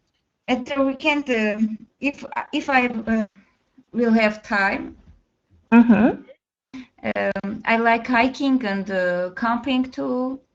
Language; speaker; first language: English; non-native, learner; Armenian